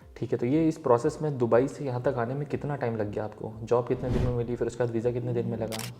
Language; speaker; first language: Hindi; native; Hindi